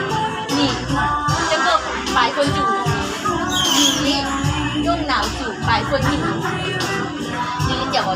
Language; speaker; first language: Chinese; non-native, learner; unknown